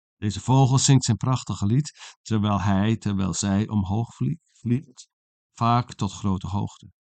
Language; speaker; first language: Dutch; non-native, local second language; Western Frisian